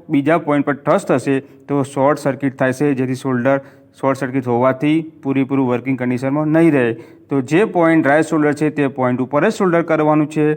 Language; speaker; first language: Gujarati; non-native, local second language; Hindi